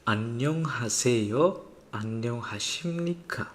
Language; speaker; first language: Korean; non-native, learner; Sinhala